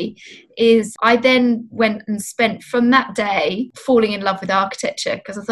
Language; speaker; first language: English; native; English